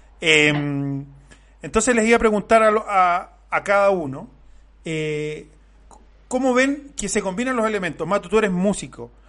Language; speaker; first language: Spanish; native; Spanish